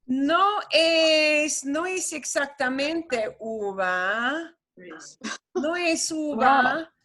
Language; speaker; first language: Spanish; non-native, fluent; English